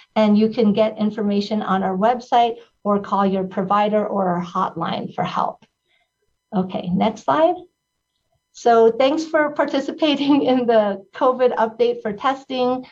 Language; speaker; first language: English; early bilingual, other home language; Spanish